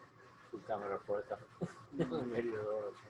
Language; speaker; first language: Spanish; non-native, learner; English